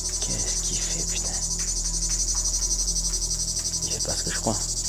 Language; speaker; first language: French; native; French